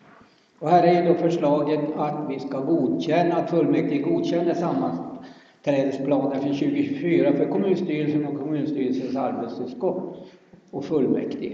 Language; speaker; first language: Swedish; native; Swedish